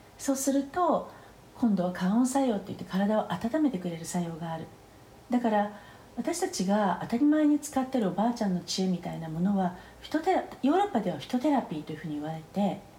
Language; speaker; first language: Japanese; native; Japanese